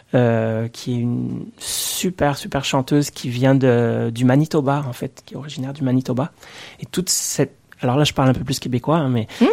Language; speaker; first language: French; native; French